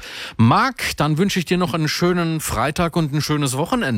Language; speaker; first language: German; native; German